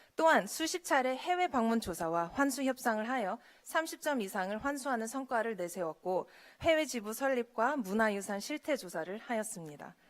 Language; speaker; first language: Korean; early bilingual, heritage; Korean